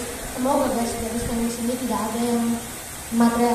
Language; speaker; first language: Indonesian; native; Indonesian